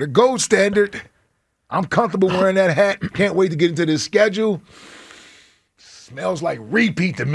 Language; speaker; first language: English; native; English